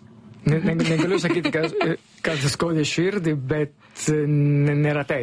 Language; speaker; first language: Lithuanian; non-native, learner; Italian